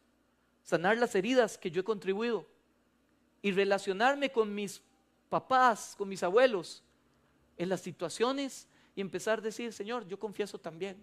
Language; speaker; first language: Spanish; native; Spanish